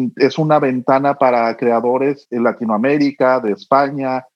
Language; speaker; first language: Spanish; native; Spanish